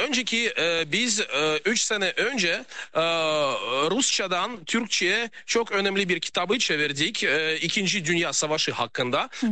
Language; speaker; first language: Turkish; non-native, learner; Russian